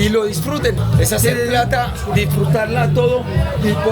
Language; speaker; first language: Spanish; native; Spanish